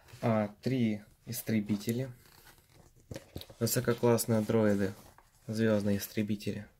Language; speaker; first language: Russian; native; Russian